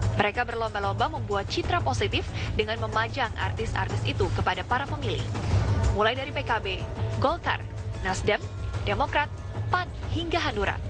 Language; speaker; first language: Indonesian; native; Indonesian